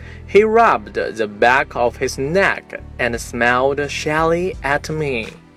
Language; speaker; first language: English; non-native, fluent; Chinese